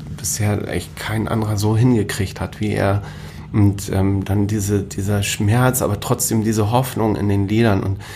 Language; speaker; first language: German; native; German